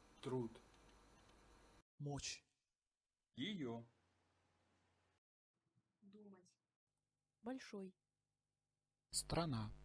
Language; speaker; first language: Russian; non-native, learner; English